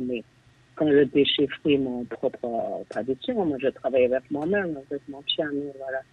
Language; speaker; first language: French; non-native, fluent; Chinese